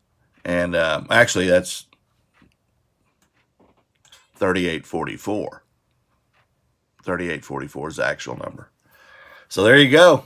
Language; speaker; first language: English; native; English